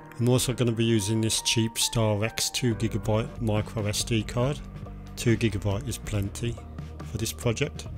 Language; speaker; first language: English; native; English